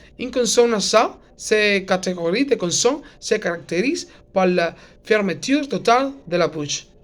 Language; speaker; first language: French; non-native, learner; Spanish